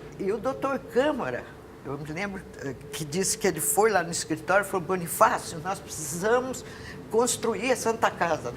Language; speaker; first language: Portuguese; native; Portuguese